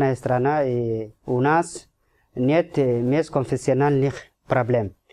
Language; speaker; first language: Russian; non-native, fluent; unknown